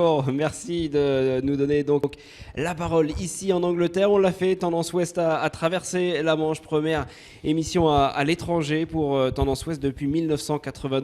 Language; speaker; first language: French; native; French